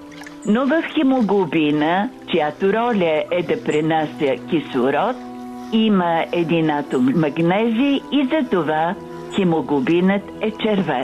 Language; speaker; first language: Bulgarian; native; Bulgarian